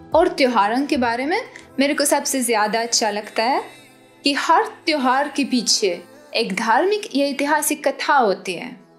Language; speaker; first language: Hindi; non-native, fluent; Ukrainian